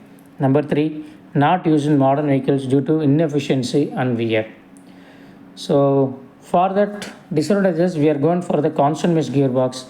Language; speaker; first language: English; non-native, local second language; Tamil